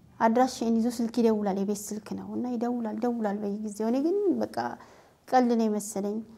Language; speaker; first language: Amharic; native; Amharic